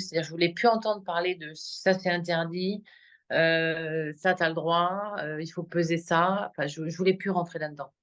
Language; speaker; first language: French; native; French